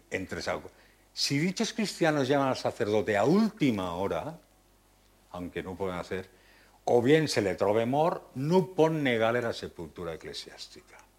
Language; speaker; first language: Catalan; non-native, local second language; Occitan